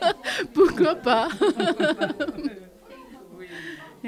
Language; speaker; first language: French; non-native, fluent; Japanese